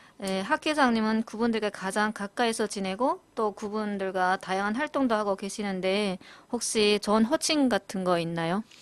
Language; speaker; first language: Korean; native; Korean